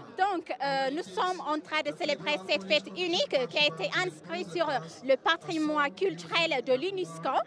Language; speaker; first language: French; non-native, fluent; Amharic